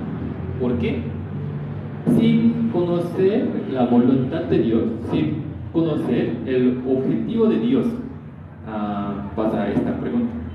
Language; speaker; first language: Spanish; non-native, learner; Korean